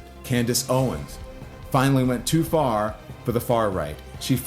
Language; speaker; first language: English; native; English